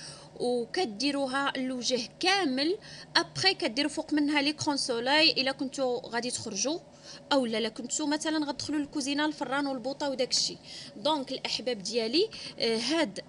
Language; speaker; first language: Arabic; native; Arabic